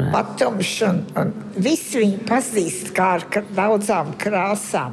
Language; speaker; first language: Latvian; early bilingual, heritage; Latvian